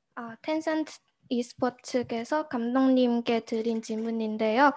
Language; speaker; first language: Korean; non-native, fluent; Chinese